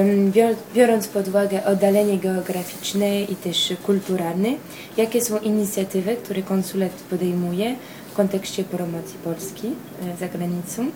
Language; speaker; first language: Polish; early bilingual, heritage; Polish